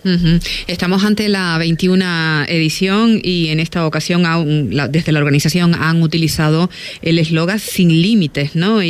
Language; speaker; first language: Spanish; native; Spanish